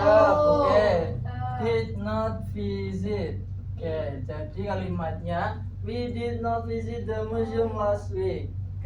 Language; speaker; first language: English; non-native, learner; Indonesian